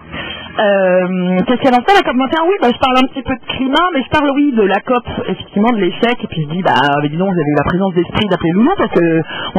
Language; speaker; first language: French; native; French